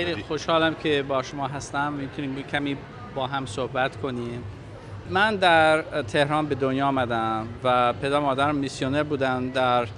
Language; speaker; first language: Persian; non-native, fluent; English